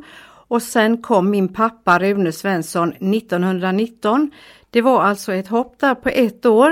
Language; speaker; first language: Swedish; native; Swedish